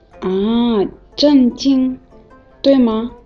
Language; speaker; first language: Chinese; non-native, fluent; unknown